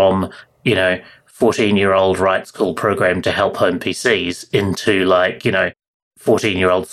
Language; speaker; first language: English; native; English